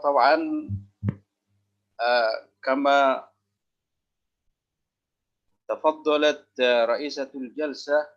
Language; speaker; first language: Arabic; non-native, local second language; Indonesian